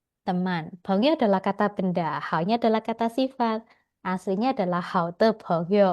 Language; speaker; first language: Indonesian; native; Indonesian